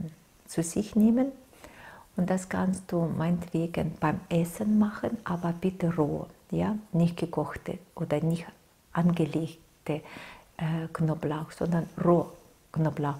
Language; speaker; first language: German; non-native, fluent; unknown